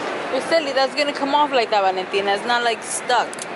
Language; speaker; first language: English; early bilingual, other home language; Spanish